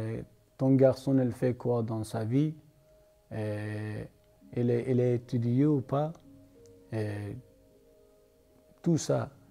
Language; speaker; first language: French; non-native, learner; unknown